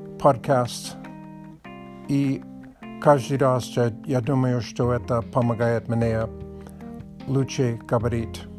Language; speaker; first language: Russian; non-native, learner; English